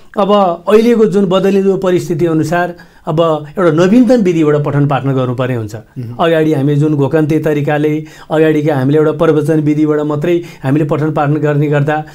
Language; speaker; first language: Nepali; native; Nepali